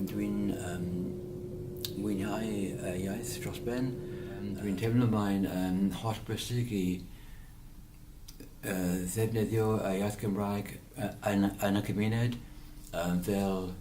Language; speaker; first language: Welsh; non-native, learner; English